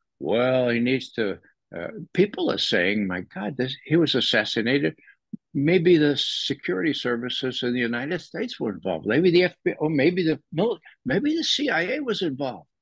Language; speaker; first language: English; native; English